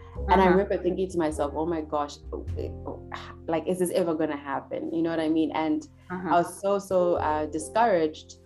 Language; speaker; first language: English; non-native, local second language; Shona